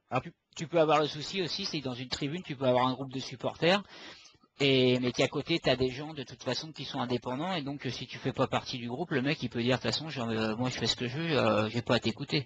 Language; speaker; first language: French; native; French